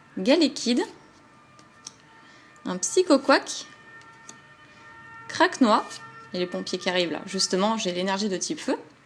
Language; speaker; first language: French; native; French